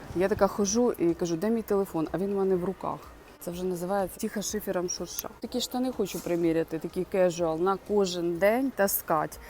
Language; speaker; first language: Ukrainian; non-native, local second language; Russian